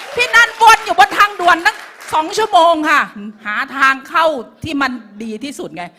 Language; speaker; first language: Thai; native; Thai